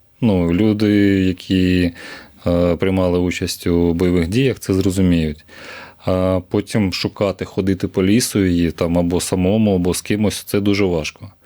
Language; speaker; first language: Ukrainian; native; Ukrainian